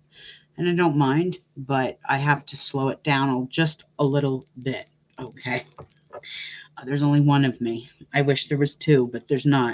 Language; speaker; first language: English; native; English